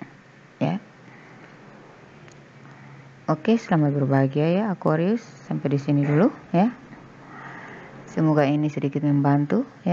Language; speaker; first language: Indonesian; native; Indonesian